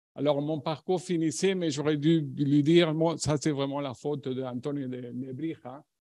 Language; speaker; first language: French; non-native, fluent; Spanish